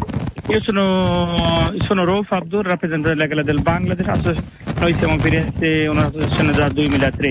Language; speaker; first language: Italian; non-native, learner; Bangla